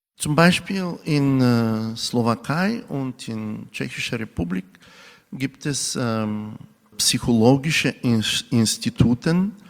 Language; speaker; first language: German; non-native, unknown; Romany